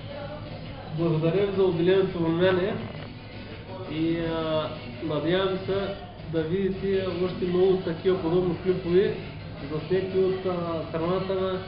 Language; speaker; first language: Bulgarian; non-native, local second language; Turkish